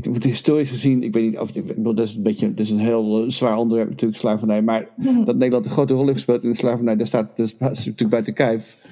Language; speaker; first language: Dutch; native; Dutch